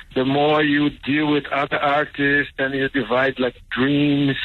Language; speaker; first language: English; non-native, fluent; Portuguese